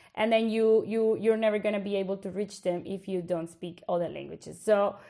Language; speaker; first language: English; non-native, fluent; Spanish